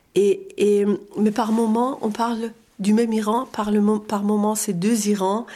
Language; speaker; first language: French; non-native, fluent; Persian